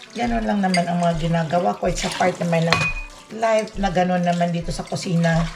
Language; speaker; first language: Filipino; non-native, local second language; Cebuano